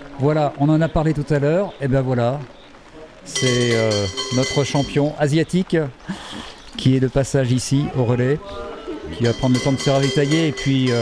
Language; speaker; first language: French; native; French